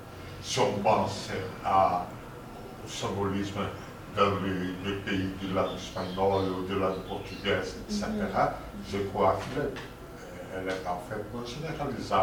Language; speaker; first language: French; non-native, fluent; Spanish